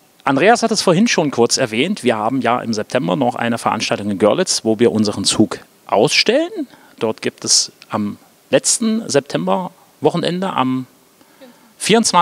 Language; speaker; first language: German; native; German